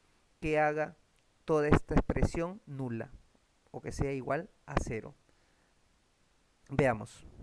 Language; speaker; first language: Spanish; native; Spanish